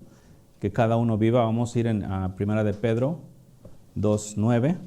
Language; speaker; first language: Spanish; native; Spanish